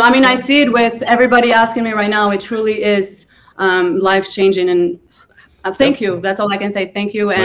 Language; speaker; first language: English; non-native, fluent; Albanian